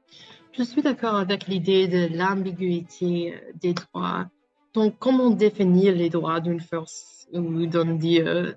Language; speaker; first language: French; non-native, learner; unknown